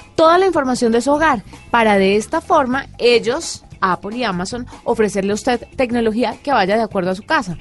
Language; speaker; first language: Spanish; native; Spanish